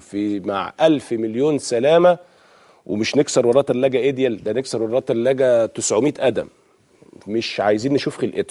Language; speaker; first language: Arabic; native; Arabic